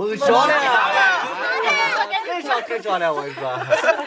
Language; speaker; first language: Chinese; native; Chinese